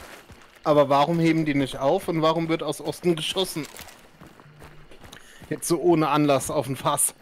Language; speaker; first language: German; native; German